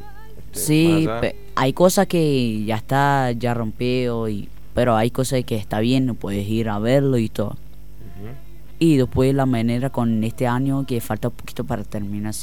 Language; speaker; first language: Spanish; non-native, learner; Arabic